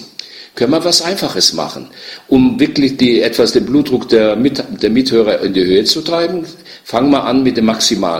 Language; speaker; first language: German; native; German